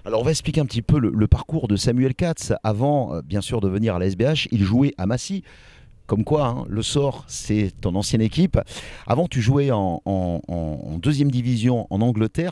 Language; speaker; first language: French; native; French